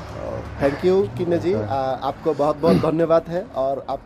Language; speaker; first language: Hindi; non-native, fluent; Bangla